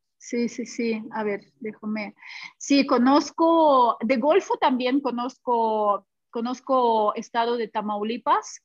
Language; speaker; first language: Spanish; non-native, fluent; Russian